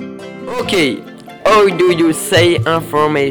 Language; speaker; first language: English; non-native, learner; French